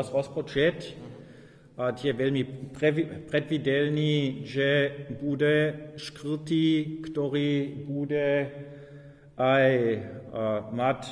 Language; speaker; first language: Slovak; non-native, learner; German